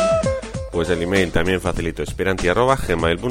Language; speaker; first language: Spanish; native; Spanish